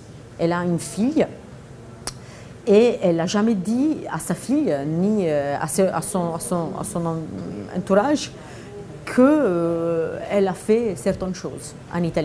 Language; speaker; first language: French; non-native, fluent; Italian